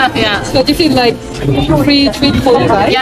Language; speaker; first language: English; non-native, learner; Japanese